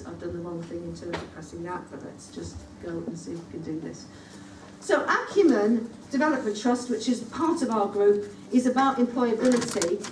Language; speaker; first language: English; native; English